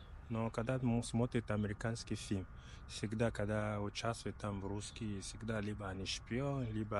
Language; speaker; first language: Russian; non-native, learner; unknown